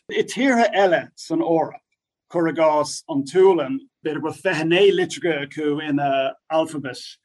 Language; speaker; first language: Irish; non-native, local second language; English